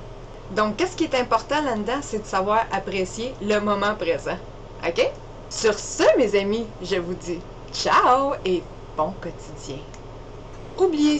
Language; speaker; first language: French; native; French